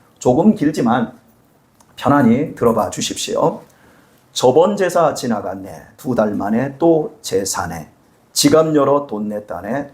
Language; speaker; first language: Korean; native; Korean